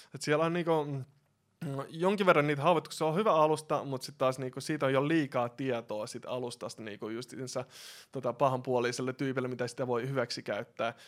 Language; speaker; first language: Finnish; early bilingual, other home language; Russian